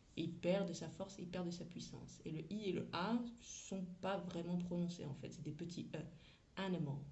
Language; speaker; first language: French; native; French